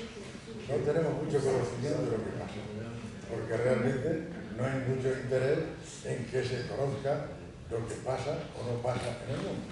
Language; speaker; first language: Spanish; native; Spanish